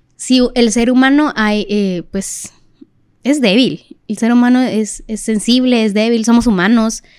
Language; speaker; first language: Spanish; native; Spanish